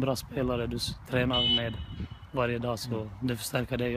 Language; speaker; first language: Norwegian; non-native, fluent; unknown